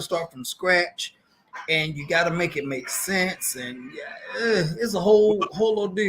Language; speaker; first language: English; native; English